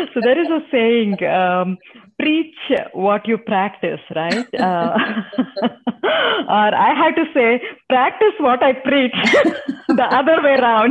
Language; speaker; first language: English; non-native, local second language; Telugu